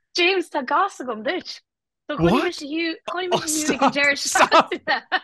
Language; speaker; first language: Irish; non-native, local second language; English